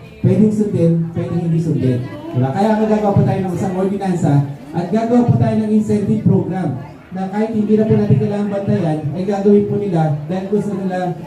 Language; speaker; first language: Filipino; native; Filipino